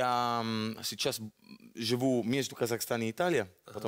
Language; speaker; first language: Russian; non-native, learner; Italian